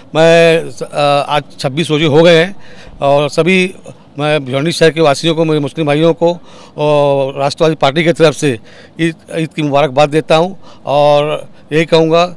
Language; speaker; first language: Hindi; non-native, local second language; Urdu